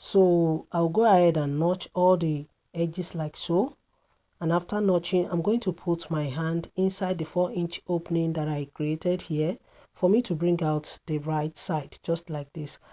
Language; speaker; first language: English; non-native, local second language; Yoruba